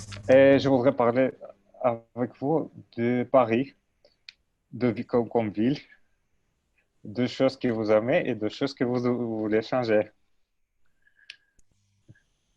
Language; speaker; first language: French; non-native, learner; Russian